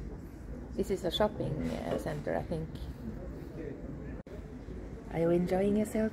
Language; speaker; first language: English; non-native, fluent; Norwegian